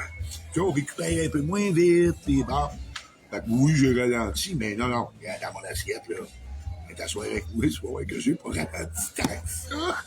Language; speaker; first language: French; native; French